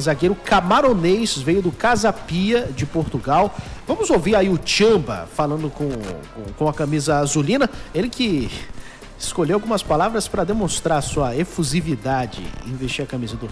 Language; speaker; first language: Portuguese; native; Portuguese